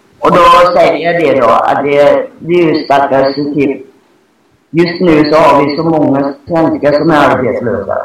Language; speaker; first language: Swedish; non-native, fluent; Thai